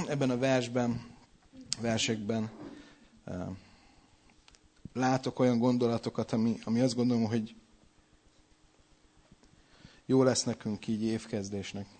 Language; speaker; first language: Hungarian; native; Hungarian